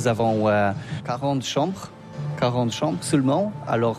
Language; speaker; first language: French; non-native, learner; Polish